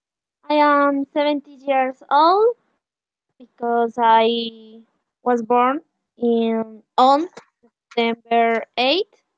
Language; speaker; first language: English; non-native, learner; Spanish